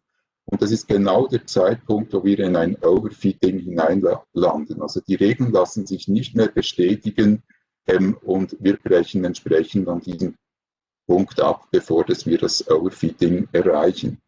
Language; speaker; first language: German; native; German